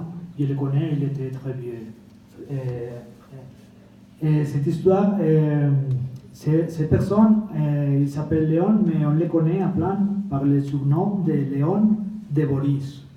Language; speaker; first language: French; non-native, fluent; Spanish